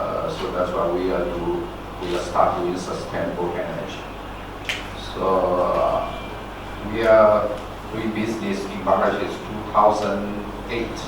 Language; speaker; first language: English; non-native, learner; Chinese